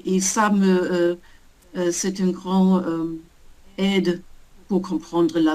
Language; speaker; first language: French; non-native, learner; German